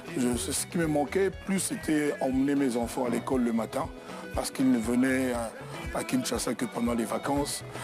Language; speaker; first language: French; non-native, local second language; Lingala